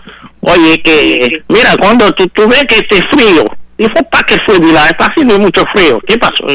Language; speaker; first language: Spanish; non-native, learner; Haitian Creole